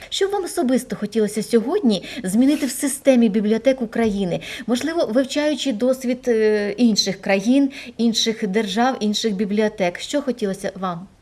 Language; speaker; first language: Ukrainian; native; Ukrainian